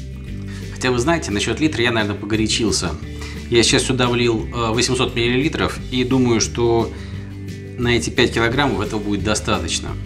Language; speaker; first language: Russian; native; Russian